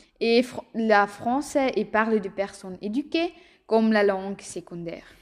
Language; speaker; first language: French; non-native, learner; German